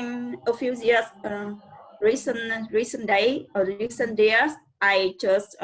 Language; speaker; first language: English; non-native, learner; Vietnamese